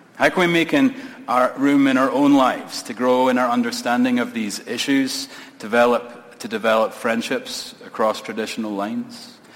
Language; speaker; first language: English; native; English